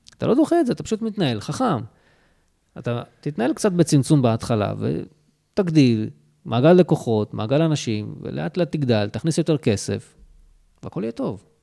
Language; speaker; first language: Hebrew; early bilingual, other home language; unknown